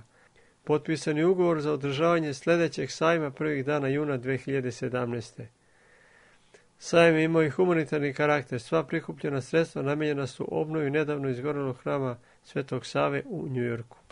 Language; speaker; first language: Serbian; native; Serbian